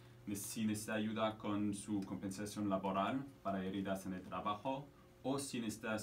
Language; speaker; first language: Spanish; non-native, fluent; French